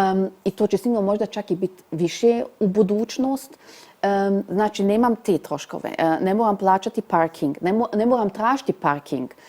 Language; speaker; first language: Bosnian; early bilingual, heritage; Bosnian